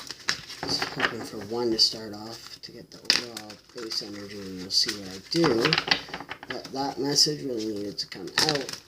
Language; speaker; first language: English; native; English